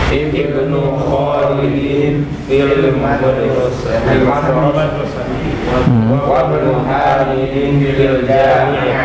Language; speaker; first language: Arabic; non-native, learner; Indonesian